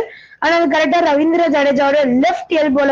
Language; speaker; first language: Tamil; native; Tamil